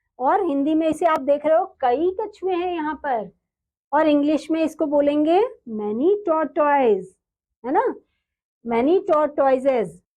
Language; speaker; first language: Hindi; native; Hindi